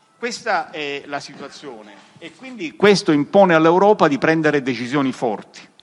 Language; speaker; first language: Italian; native; Italian